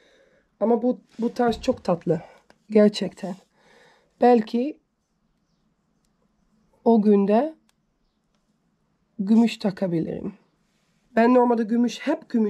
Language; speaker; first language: Turkish; early bilingual, heritage; Turkish